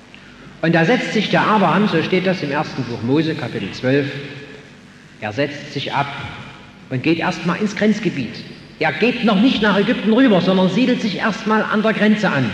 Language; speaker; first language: German; native; German